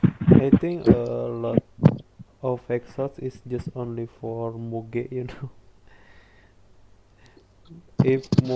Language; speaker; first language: English; non-native, learner; Indonesian